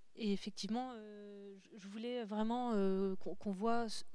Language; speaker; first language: French; native; French